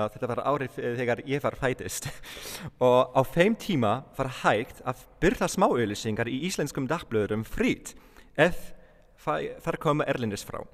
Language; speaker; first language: Icelandic; non-native, fluent; Polish